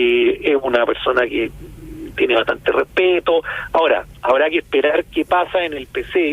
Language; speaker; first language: Spanish; native; Spanish